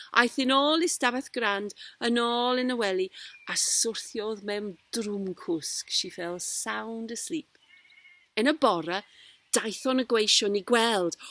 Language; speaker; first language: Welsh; non-native, local second language; English